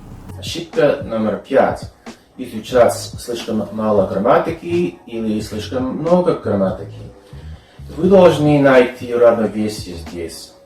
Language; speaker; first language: Russian; non-native, fluent; English